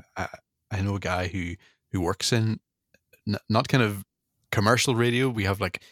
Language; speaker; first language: English; native; English